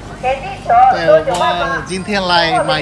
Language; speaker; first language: Chinese; non-native, learner; Bangla